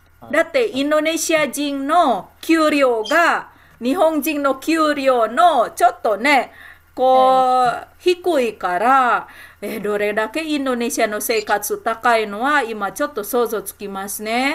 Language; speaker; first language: Japanese; non-native, fluent; Indonesian